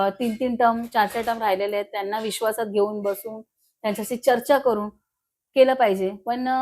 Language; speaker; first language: Marathi; non-native, local second language; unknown